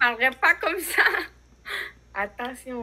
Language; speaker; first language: French; native; French